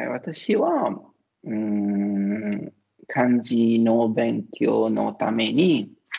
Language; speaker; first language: Japanese; non-native, learner; Italian